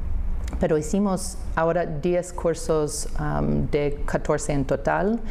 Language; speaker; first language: Spanish; non-native, fluent; English